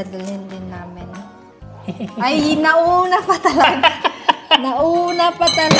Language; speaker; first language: Filipino; native; Filipino